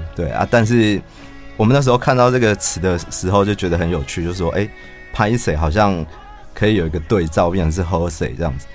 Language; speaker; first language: Chinese; native; Chinese